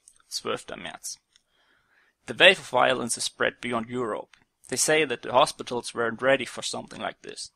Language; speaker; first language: English; non-native, fluent; German